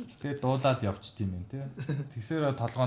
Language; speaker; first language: Mongolian; native; Mongolian